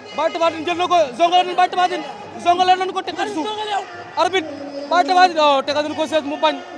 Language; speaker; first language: Wolof; native; Wolof